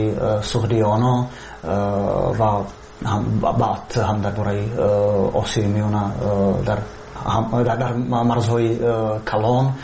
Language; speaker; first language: Persian; non-native, fluent; Slovak